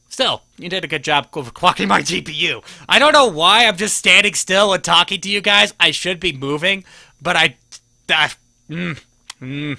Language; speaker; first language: English; native; English